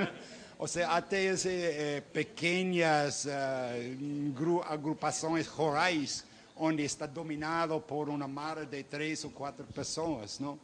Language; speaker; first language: Portuguese; non-native, fluent; Spanish